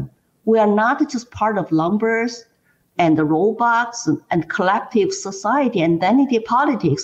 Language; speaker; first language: English; non-native, fluent; Chinese